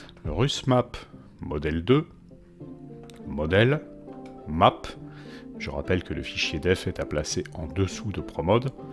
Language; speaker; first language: French; native; French